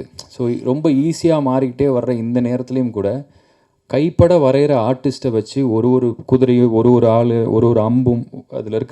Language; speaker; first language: Tamil; native; Tamil